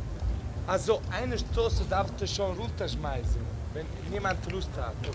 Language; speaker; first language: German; non-native, learner; Italian